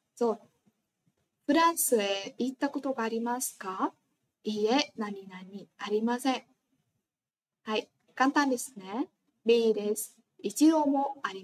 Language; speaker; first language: Japanese; non-native, fluent; Vietnamese